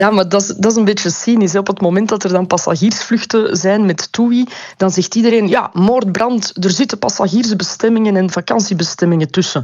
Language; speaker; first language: Dutch; native; Dutch